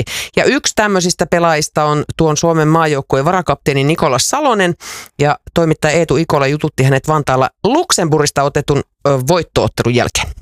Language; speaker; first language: Finnish; native; Finnish